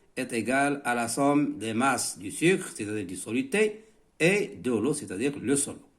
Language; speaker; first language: French; non-native, local second language; Arabic